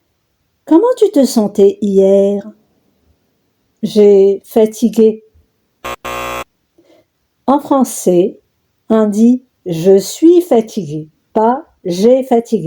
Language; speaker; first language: French; non-native, local second language; Arabic